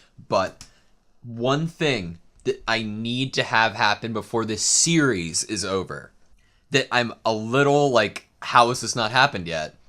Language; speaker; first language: English; native; English